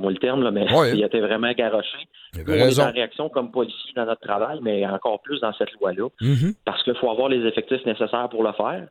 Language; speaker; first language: French; native; French